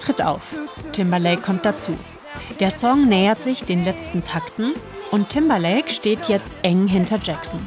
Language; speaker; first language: German; native; German